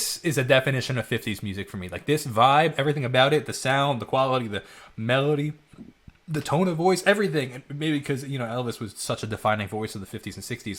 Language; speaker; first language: English; native; English